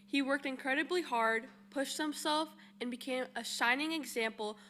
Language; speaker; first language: English; early bilingual, other home language; Spanish